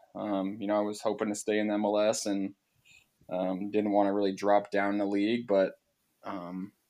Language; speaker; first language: English; native; English